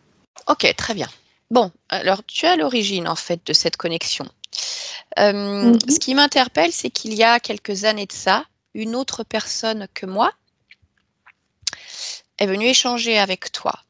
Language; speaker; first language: French; native; French